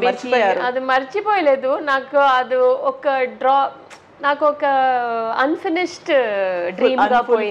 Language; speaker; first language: Telugu; non-native, local second language; Tamil